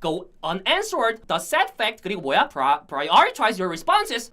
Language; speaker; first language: English; non-native, fluent; Korean